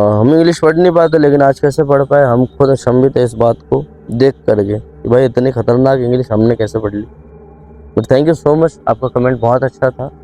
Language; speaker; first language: Hindi; native; Hindi